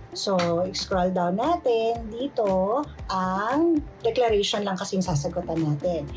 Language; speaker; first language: Filipino; native; Filipino